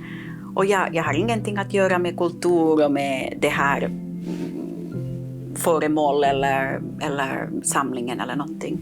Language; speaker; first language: Swedish; non-native, fluent; Catalan